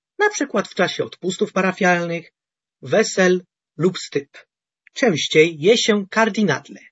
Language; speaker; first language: Polish; native; Polish